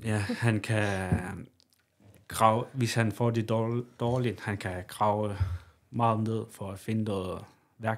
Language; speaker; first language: Danish; non-native, local second language; Kalaallisut